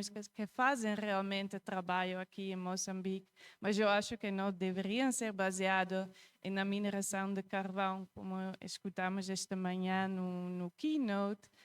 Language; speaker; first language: Portuguese; non-native, fluent; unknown